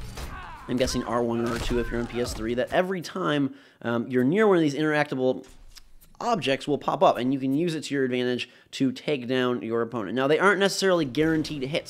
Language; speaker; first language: English; native; English